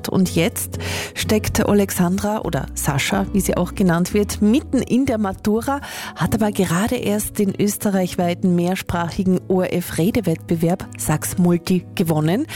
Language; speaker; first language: German; native; German